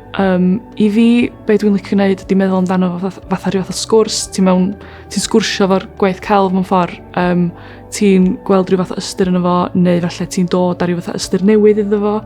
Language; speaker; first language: Welsh; native; Welsh